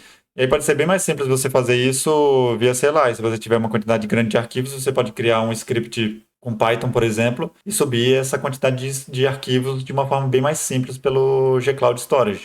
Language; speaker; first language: Portuguese; native; Portuguese